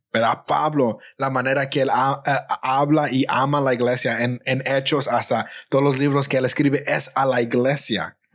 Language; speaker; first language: Spanish; early bilingual, heritage; Spanish